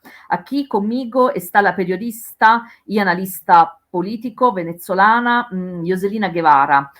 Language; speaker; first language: Spanish; non-native, learner; Italian